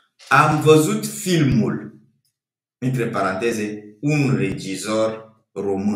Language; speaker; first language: Romanian; non-native, fluent; French